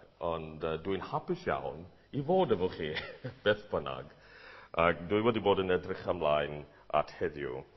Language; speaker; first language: Welsh; non-native, fluent; English